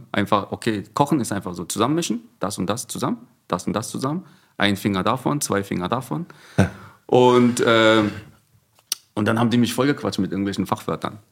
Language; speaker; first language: German; early bilingual, other home language; Korean